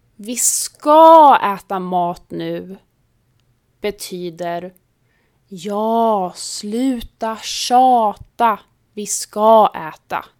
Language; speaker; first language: Swedish; native; Swedish